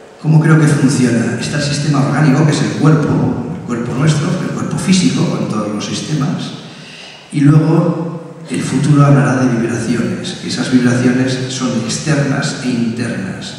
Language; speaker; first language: Spanish; native; Spanish